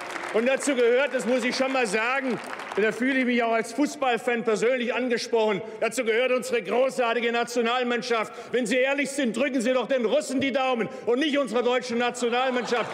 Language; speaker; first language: German; early bilingual, other home language; Turkish